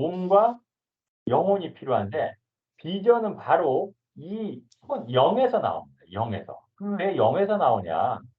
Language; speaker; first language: Korean; native; Korean